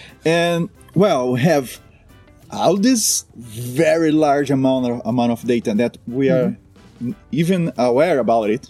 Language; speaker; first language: English; non-native, fluent; Portuguese